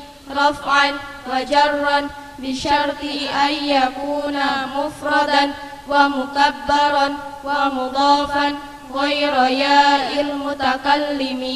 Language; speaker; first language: Arabic; non-native, learner; Indonesian